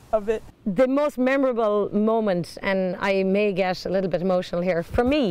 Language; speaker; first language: English; native; English